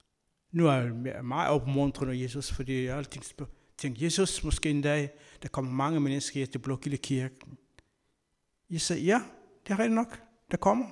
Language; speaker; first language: Danish; non-native, learner; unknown